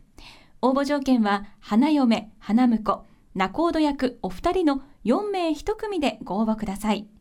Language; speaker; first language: Japanese; native; Japanese